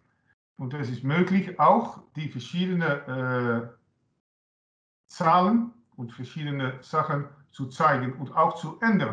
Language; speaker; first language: German; non-native, learner; Dutch